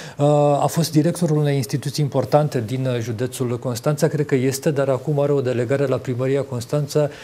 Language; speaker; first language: Romanian; native; Romanian